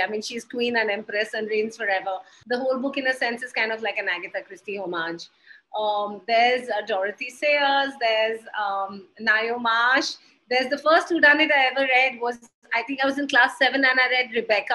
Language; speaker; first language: English; non-native, local second language; Hindi